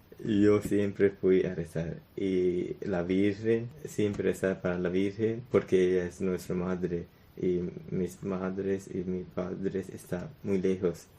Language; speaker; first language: Spanish; non-native, learner; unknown